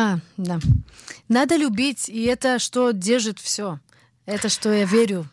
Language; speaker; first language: Russian; early bilingual, heritage; Hebrew